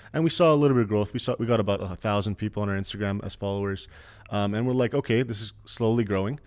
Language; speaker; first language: English; native; English